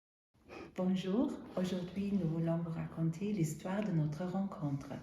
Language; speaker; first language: French; non-native, fluent; German